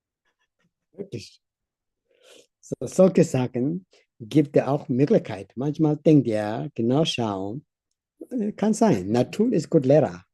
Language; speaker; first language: German; non-native, learner; Tibetan